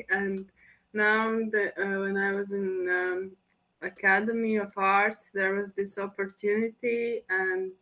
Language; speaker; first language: English; non-native, fluent; Latvian